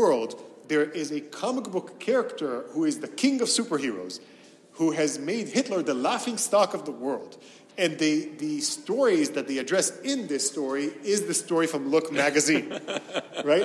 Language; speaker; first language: English; non-native, fluent; Hebrew